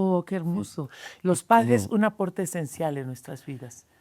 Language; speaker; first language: Spanish; native; Spanish